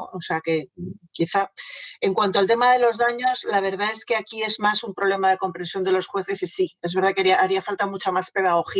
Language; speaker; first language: Spanish; native; Spanish